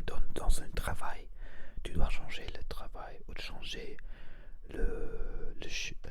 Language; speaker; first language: French; non-native, learner; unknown